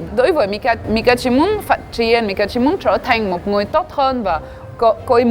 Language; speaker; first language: Vietnamese; non-native, fluent; French